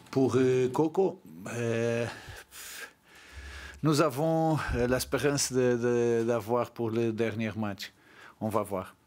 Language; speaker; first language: French; non-native, learner; Portuguese